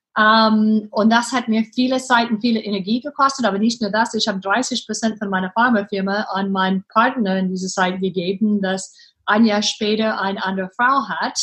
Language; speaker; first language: German; non-native, learner; English